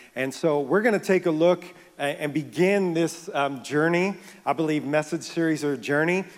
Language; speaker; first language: English; native; English